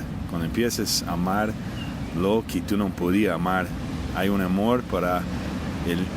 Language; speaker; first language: Spanish; non-native, fluent; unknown